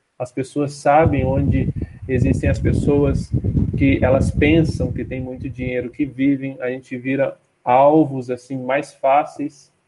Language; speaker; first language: Portuguese; native; Portuguese